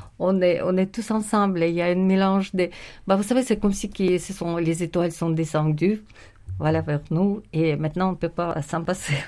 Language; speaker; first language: French; non-native, fluent; Russian